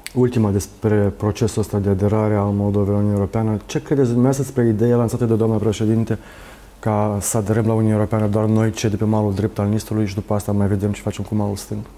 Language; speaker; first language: Romanian; native; Romanian